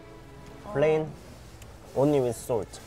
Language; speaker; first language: English; non-native, fluent; Korean